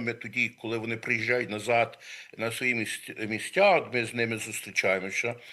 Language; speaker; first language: Ukrainian; early bilingual, heritage; Ukrainian